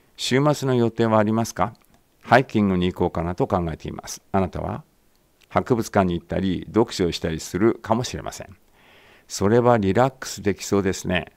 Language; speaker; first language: Japanese; native; Japanese